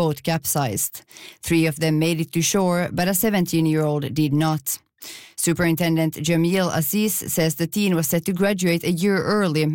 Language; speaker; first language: English; non-native, fluent; Finnish